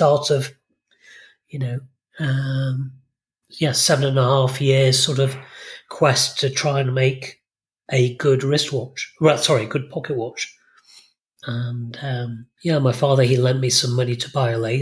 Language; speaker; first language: English; native; English